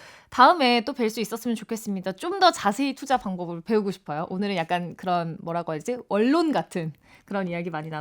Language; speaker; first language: Korean; native; Korean